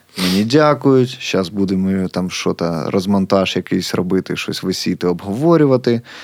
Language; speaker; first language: Ukrainian; native; Ukrainian